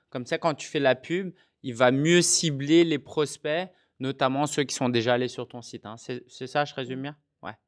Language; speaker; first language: French; native; French